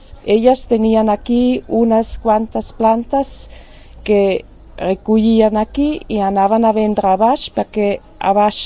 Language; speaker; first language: Catalan; non-native, fluent; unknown